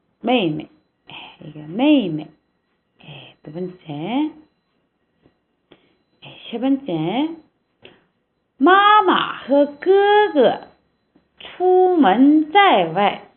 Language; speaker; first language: Chinese; non-native, fluent; Korean